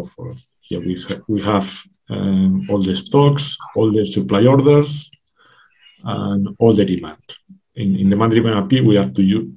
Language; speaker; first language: English; non-native, fluent; Spanish